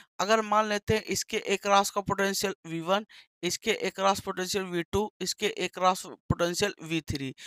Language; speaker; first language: Hindi; native; Hindi